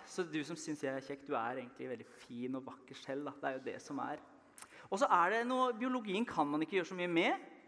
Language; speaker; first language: Norwegian; early bilingual, other home language; Persian